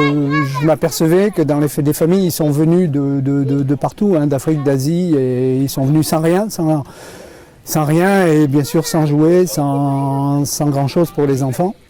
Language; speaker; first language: French; native; French